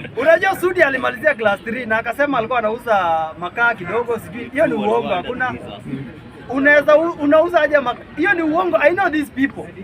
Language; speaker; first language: Swahili; non-native, local second language; Kalenjin